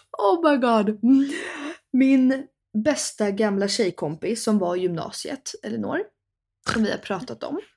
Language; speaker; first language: Swedish; native; Swedish